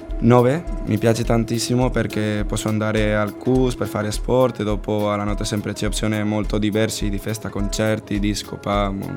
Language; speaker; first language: Italian; non-native, learner; Spanish